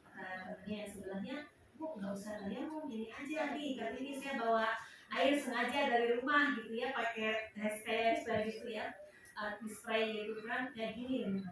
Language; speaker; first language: Indonesian; non-native, local second language; Sundanese